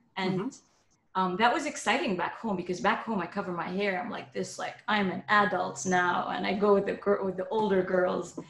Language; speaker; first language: English; non-native, fluent; Arabic